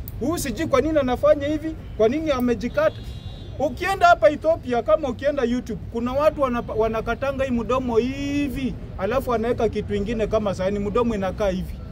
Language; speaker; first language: Swahili; non-native, local second language; Luyia